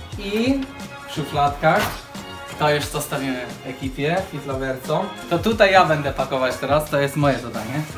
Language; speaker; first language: Polish; early bilingual, heritage; Polish